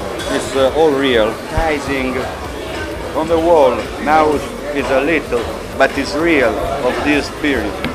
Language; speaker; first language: English; non-native, learner; Italian